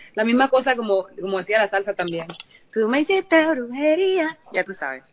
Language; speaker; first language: Spanish; native; Spanish